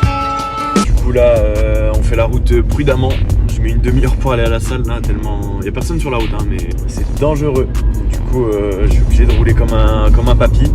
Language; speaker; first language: French; native; French